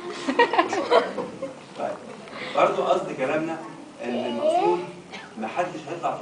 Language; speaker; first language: Arabic; native; Arabic